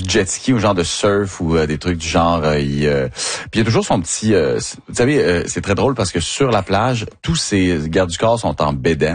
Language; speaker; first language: French; native; French